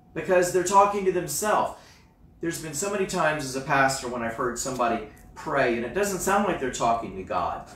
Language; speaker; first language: English; native; English